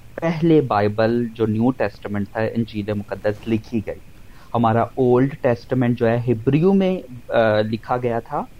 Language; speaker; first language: Urdu; non-native, local second language; Punjabi